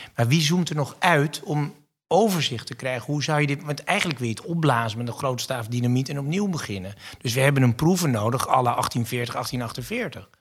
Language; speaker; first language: Dutch; native; Dutch